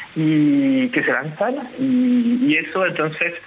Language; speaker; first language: Spanish; non-native, fluent; French